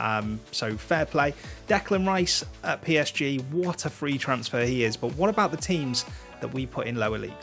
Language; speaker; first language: English; native; English